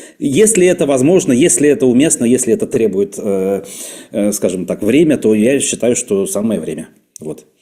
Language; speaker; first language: Russian; native; Russian